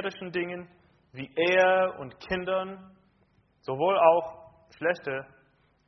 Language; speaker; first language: German; non-native, fluent; English